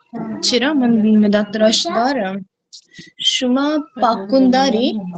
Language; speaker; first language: Persian; non-native, learner; Urdu